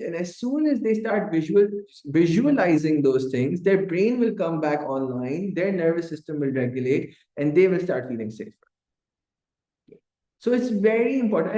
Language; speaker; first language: English; non-native, local second language; Urdu